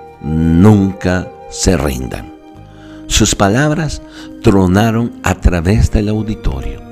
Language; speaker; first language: Spanish; native; Spanish